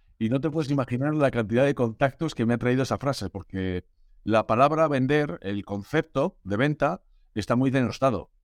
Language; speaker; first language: Spanish; native; Spanish